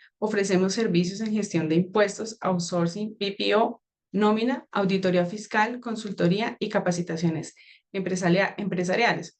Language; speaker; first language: Spanish; native; Spanish